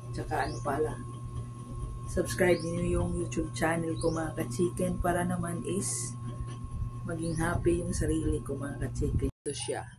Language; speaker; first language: Filipino; non-native, local second language; Cebuano